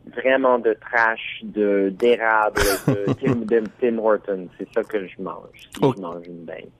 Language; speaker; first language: French; non-native, local second language; English